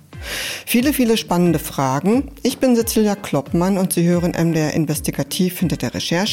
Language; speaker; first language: German; native; German